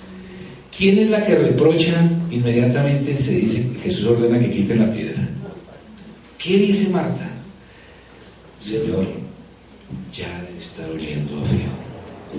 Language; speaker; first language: Spanish; native; Spanish